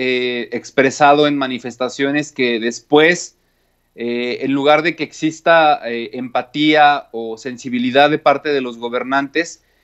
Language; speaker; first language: Spanish; native; Spanish